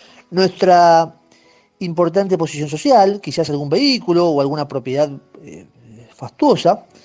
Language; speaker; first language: Spanish; native; Spanish